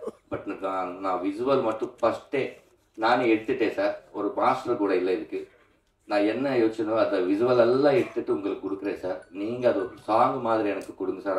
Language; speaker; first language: Tamil; non-native, learner; Telugu